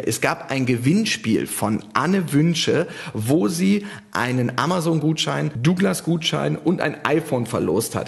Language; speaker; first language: German; native; German